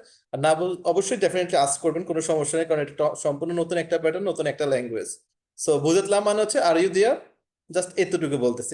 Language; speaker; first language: Bangla; native; Bangla